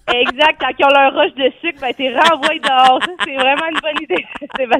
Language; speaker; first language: French; native; French